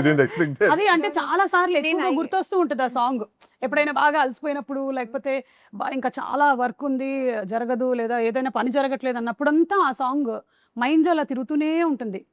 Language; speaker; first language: Telugu; native; Telugu